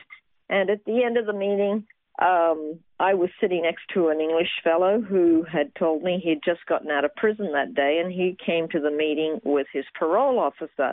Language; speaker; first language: English; native; English